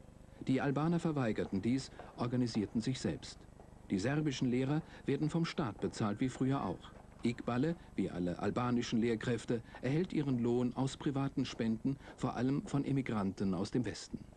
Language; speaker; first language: German; native; German